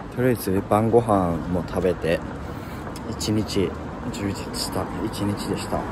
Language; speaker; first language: Japanese; native; Japanese